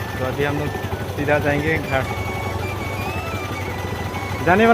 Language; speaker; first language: Hindi; non-native, local second language; Karbi